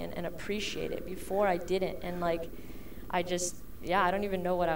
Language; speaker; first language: English; early bilingual, other home language; Spanish